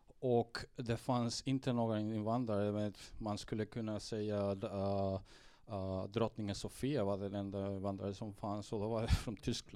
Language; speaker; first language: Swedish; non-native, fluent; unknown